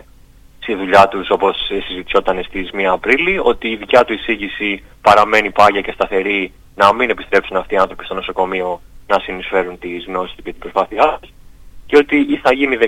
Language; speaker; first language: Greek; native; Greek